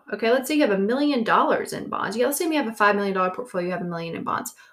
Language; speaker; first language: English; native; English